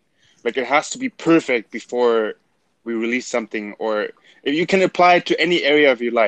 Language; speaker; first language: English; non-native, fluent; German